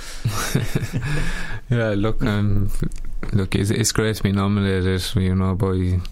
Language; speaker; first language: English; native; English